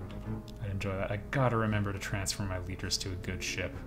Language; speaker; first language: English; native; English